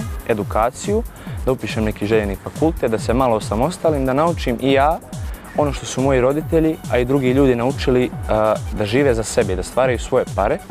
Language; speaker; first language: Bosnian; native; Bosnian